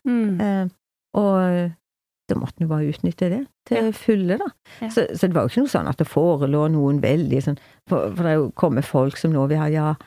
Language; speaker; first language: Norwegian; native; Norwegian